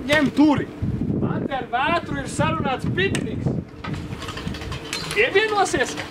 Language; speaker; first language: Latvian; native; Latvian